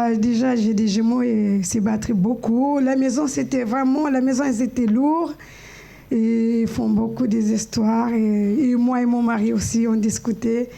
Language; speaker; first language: French; non-native, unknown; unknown